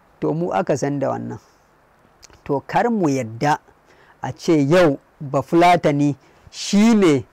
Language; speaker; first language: Hausa; non-native, local second language; Fula